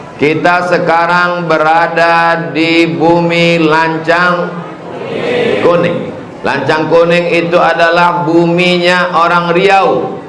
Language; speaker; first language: Indonesian; native; Indonesian